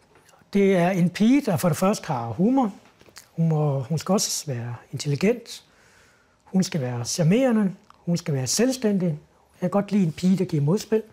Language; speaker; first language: Danish; native; Danish